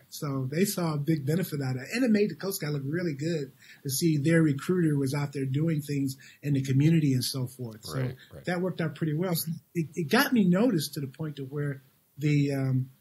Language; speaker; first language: English; native; English